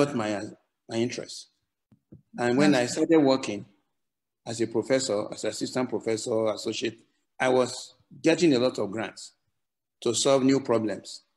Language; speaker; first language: English; non-native, local second language; Yoruba